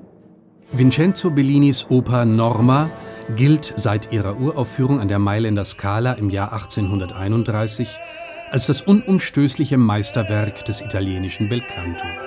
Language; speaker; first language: German; native; German